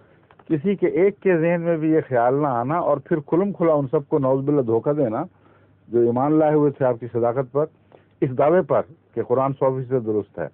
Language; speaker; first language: Urdu; native; Urdu